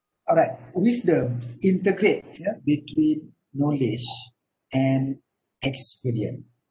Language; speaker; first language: English; non-native, local second language; Malay